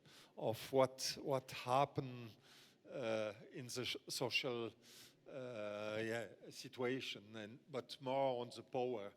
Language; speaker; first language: English; non-native, fluent; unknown